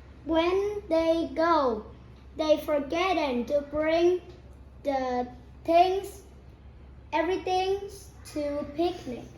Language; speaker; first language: English; non-native, learner; Vietnamese